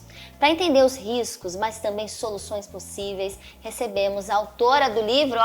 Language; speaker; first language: Portuguese; native; Portuguese